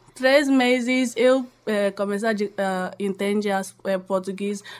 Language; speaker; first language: Portuguese; non-native, learner; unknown